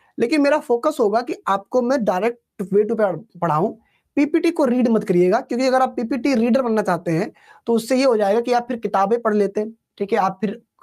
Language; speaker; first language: Hindi; native; Hindi